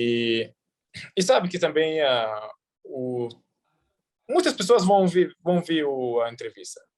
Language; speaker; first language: Portuguese; early bilingual, heritage; Arabic